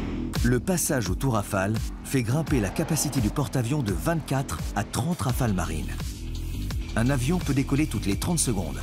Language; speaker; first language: French; native; French